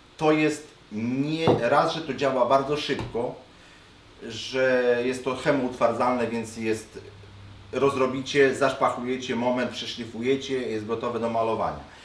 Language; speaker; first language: Polish; native; Polish